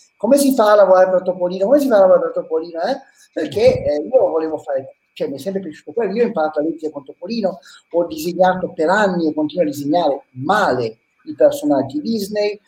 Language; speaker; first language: Italian; native; Italian